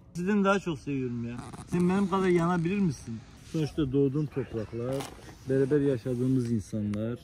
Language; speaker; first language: Turkish; non-native, local second language; Kurdish